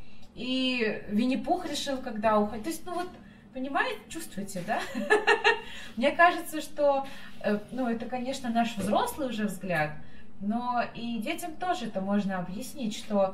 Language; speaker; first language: Russian; native; Russian